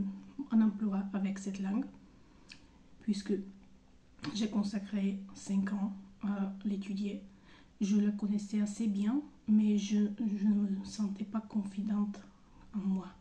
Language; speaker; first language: French; non-native, fluent; Bulgarian